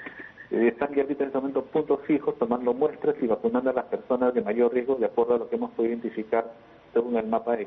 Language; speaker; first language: Spanish; native; Spanish